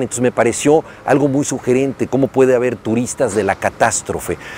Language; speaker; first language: Spanish; native; Spanish